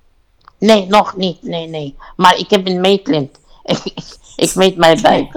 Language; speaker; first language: Dutch; non-native, learner; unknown